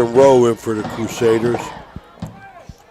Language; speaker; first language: English; native; English